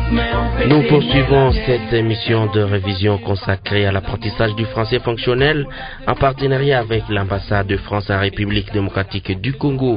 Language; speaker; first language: French; non-native, local second language; Swahili